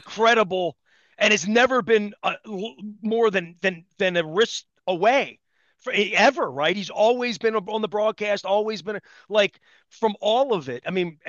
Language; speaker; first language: English; native; English